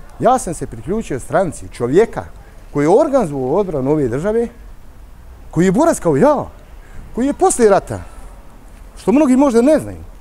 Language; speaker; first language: Serbian; native; Serbian